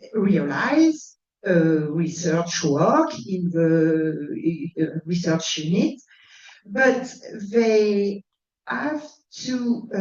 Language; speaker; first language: English; non-native, fluent; French